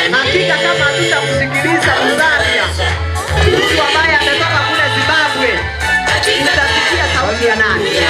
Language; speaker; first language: Swahili; non-native, local second language; Gusii